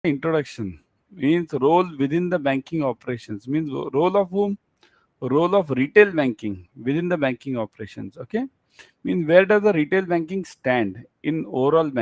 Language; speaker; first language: English; non-native, local second language; Hindi